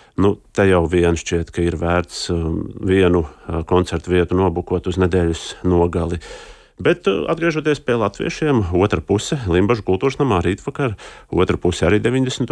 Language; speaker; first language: Latvian; native; Latvian